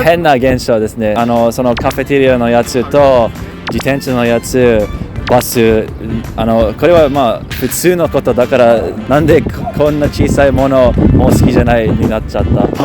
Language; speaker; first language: Japanese; non-native, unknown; English